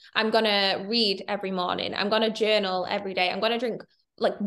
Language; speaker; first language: English; native; English